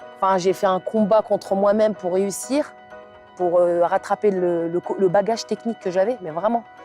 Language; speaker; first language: French; non-native, local second language; Arabic